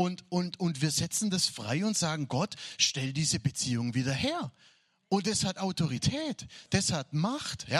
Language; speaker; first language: German; native; German